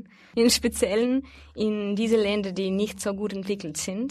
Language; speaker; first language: German; non-native, fluent; Russian